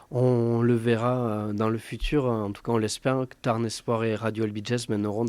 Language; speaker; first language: French; native; French